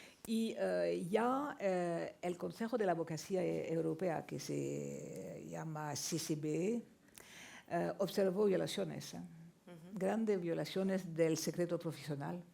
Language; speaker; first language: Spanish; non-native, fluent; French